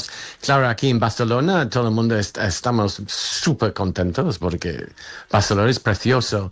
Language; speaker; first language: Spanish; non-native, fluent; English